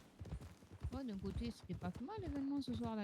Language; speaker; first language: French; native; French